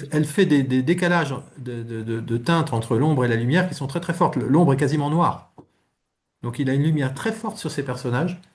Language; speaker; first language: French; native; French